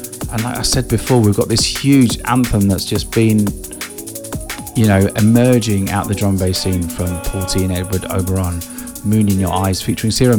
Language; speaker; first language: English; native; English